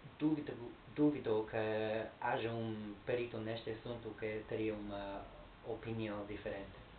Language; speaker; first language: Portuguese; non-native, learner; English